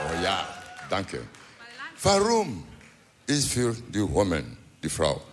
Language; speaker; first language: English; non-native, learner; German